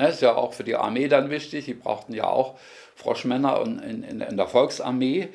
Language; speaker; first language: German; native; German